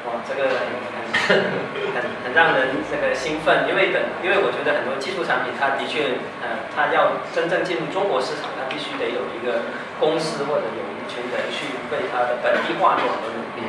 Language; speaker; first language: Chinese; native; Chinese